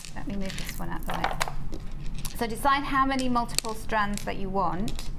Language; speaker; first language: English; native; English